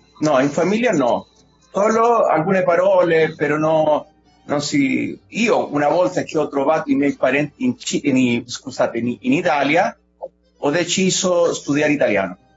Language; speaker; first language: Italian; non-native, fluent; Spanish